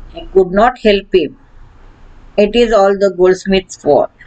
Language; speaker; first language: English; non-native, local second language; Marathi